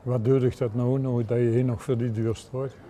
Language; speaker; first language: Dutch; native; Dutch